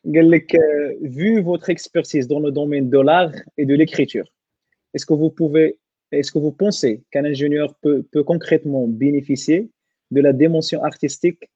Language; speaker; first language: French; non-native, local second language; Arabic